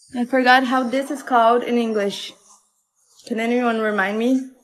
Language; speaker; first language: English; non-native, fluent; Portuguese